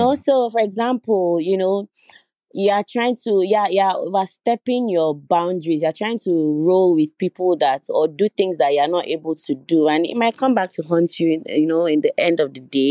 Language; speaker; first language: English; non-native, local second language; Yoruba